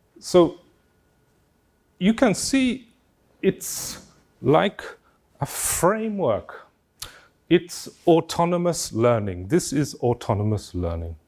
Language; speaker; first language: English; non-native, fluent; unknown